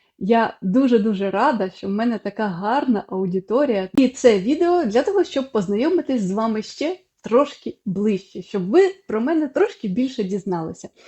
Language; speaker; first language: Ukrainian; non-native, local second language; Russian